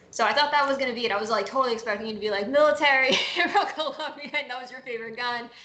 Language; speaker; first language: English; early bilingual, other home language; Spanish